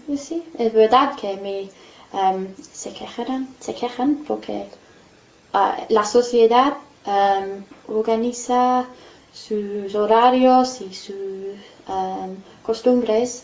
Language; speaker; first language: Spanish; non-native, fluent; English